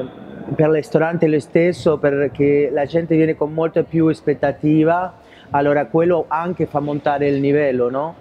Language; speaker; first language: Italian; non-native, fluent; Spanish